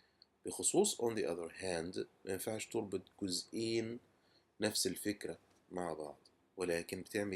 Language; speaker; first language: Arabic; native; Arabic